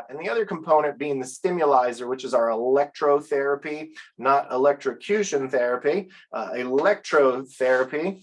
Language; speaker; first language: English; native; English